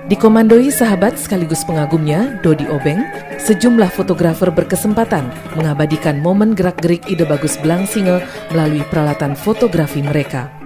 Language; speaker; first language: Indonesian; native; Indonesian